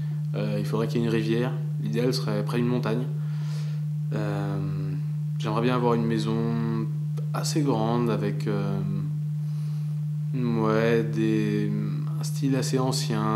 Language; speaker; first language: French; native; French